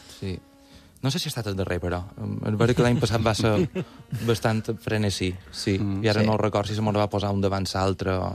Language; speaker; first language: Catalan; native; Catalan